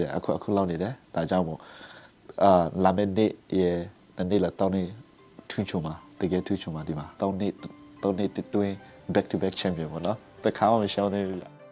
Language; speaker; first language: Burmese; non-native, local second language; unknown